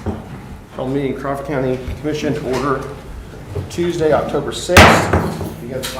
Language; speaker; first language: English; native; English